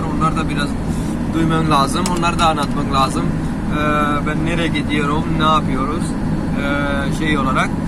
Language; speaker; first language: Turkish; non-native, learner; Urdu